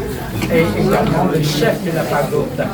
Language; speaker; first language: French; non-native, fluent; Khmer